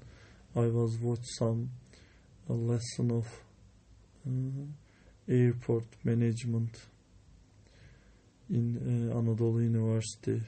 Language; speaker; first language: English; non-native, learner; Turkish